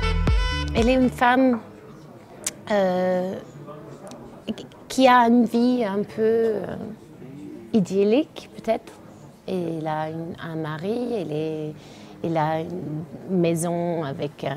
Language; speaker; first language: French; non-native, learner; English